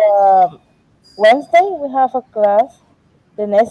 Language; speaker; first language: English; non-native, learner; Spanish